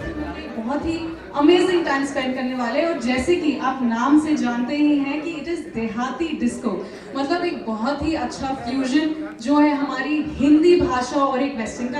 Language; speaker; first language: Hindi; native; Hindi